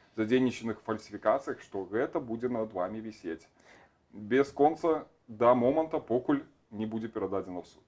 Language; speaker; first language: Belarusian; non-native, local second language; Russian